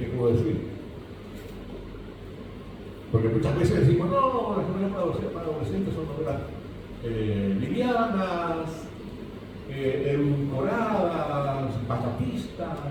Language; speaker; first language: Spanish; native; Spanish